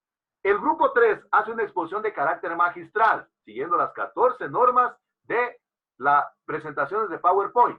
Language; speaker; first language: Spanish; native; Spanish